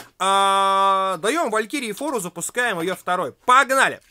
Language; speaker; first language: Russian; native; Russian